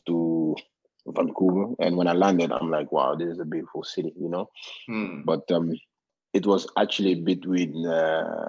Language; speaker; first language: English; non-native, fluent; Norwegian